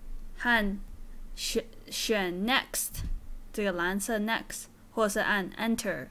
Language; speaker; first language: Chinese; early bilingual, heritage; Chinese